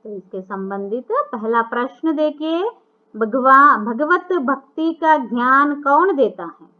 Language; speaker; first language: Hindi; non-native, local second language; Telugu